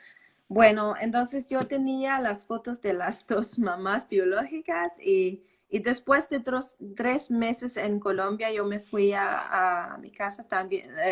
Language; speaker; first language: Spanish; non-native, fluent; Danish